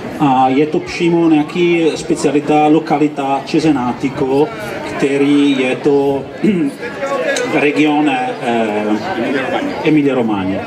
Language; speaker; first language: Czech; non-native, learner; Italian